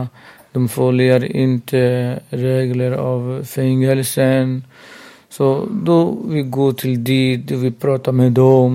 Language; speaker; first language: Swedish; non-native, local second language; Burmese